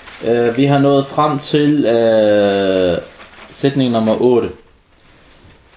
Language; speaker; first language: Danish; early bilingual, other home language; Arabic